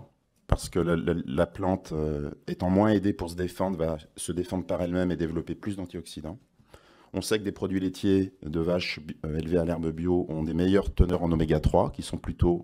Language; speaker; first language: French; native; French